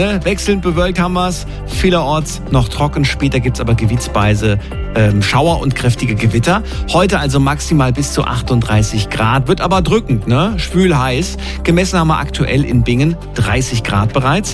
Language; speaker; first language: German; native; German